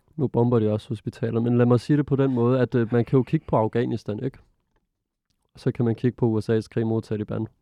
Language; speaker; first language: Danish; early bilingual, other home language; Arabic